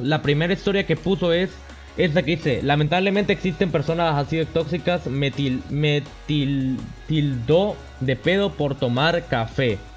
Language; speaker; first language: Spanish; native; Spanish